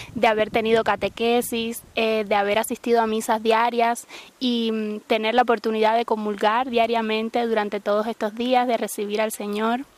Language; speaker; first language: Spanish; native; Spanish